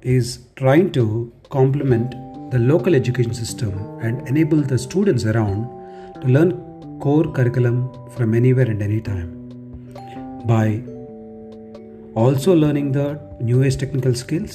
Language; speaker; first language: English; non-native, local second language; Telugu